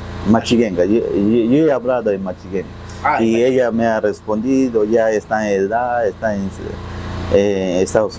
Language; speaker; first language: Spanish; non-native, local second language; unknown